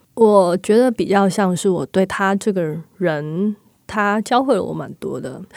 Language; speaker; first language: Chinese; non-native, local second language; Cantonese